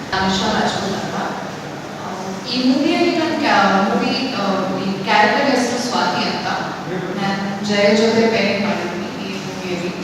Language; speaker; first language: Kannada; non-native, fluent; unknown